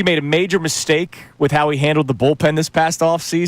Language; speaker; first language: English; native; English